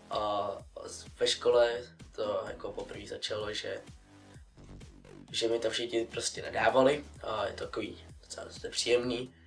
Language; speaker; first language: Czech; early bilingual, other home language; Russian